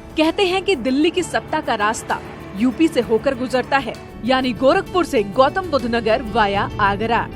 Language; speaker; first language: Hindi; native; Hindi